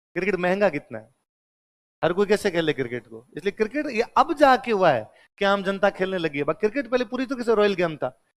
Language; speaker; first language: Hindi; native; Hindi